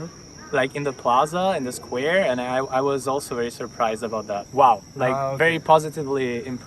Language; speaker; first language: English; non-native, fluent; Italian